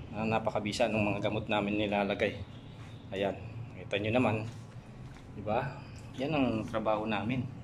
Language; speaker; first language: Filipino; non-native, local second language; Pampanga